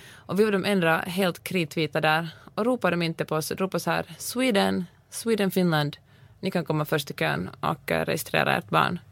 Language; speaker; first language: Swedish; native; Swedish